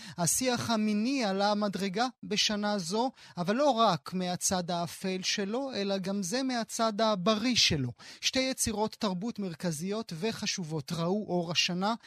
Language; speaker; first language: Hebrew; native; Hebrew